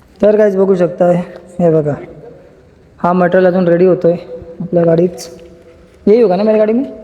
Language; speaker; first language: Marathi; non-native, local second language; Kannada